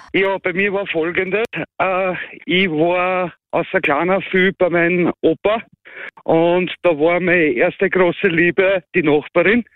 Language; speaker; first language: German; non-native, fluent; Macedonian